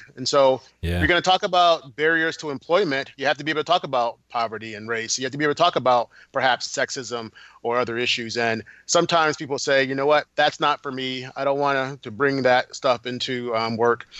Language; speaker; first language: English; native; English